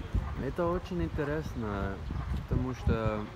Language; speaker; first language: Russian; non-native, learner; Norwegian